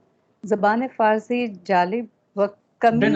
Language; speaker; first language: Persian; non-native, learner; Urdu